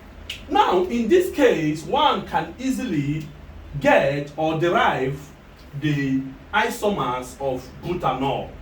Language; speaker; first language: English; non-native, local second language; Igbo